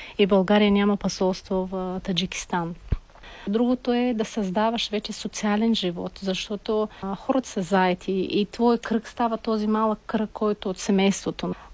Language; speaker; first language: Bulgarian; non-native, learner; Tajik